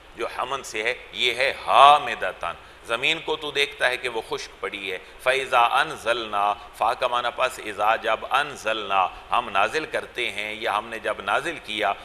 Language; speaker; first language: Urdu; non-native, local second language; Punjabi